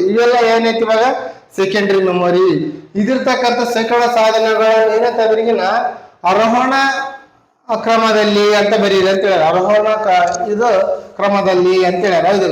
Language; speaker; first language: Kannada; native; Kannada